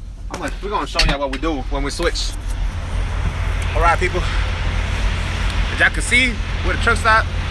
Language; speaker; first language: English; early bilingual, other home language; Spanish